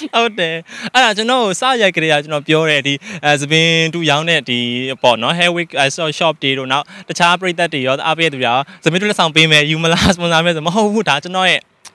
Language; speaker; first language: Burmese; native; Burmese